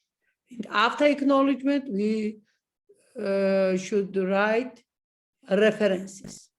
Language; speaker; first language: English; non-native, learner; Georgian